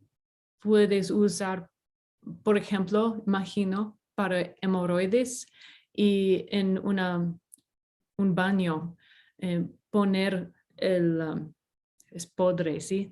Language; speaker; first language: Spanish; non-native, fluent; English